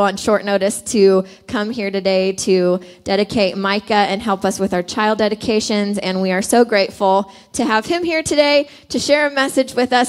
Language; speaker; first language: English; native; English